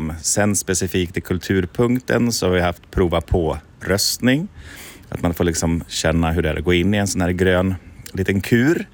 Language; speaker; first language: Swedish; native; Swedish